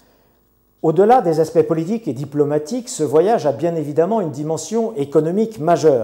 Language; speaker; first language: French; non-native, local second language; Arabic